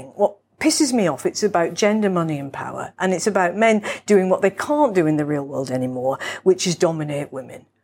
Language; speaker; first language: English; native; English